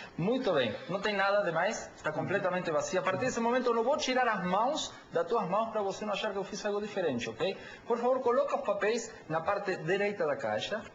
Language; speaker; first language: Portuguese; non-native, fluent; Spanish